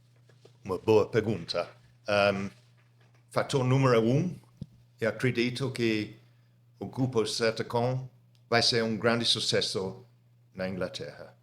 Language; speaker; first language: Portuguese; non-native, fluent; English